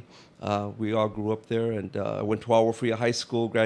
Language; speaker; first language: English; native; English